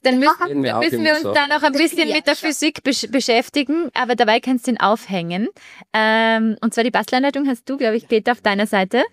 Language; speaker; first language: German; native; German